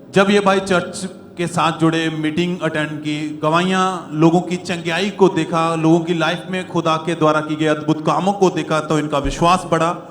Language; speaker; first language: Hindi; native; Hindi